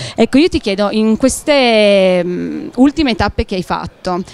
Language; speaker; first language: Italian; native; Italian